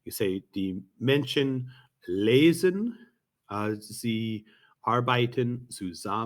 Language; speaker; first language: German; non-native, fluent; English